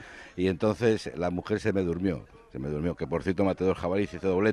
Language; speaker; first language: Spanish; native; Spanish